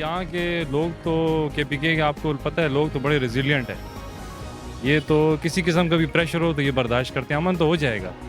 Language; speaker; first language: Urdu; non-native, local second language; Pashto